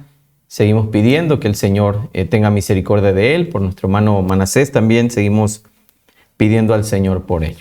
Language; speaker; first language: Spanish; native; Spanish